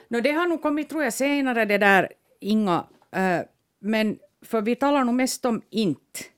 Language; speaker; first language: Swedish; native; Swedish